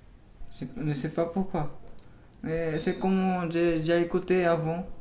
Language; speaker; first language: French; non-native, learner; Portuguese